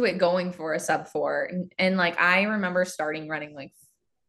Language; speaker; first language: English; native; English